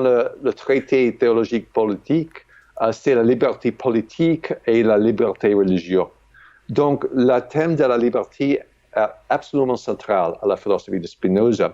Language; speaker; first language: French; non-native, fluent; English